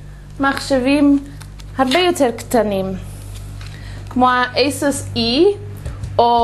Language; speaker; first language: Hebrew; non-native, fluent; English